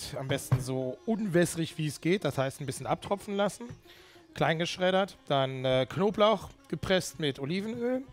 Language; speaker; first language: German; native; German